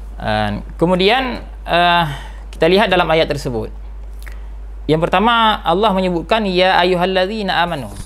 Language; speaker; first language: Malay; non-native, local second language; Achinese